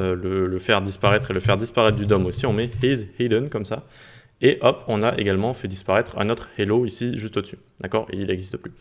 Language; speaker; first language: French; native; French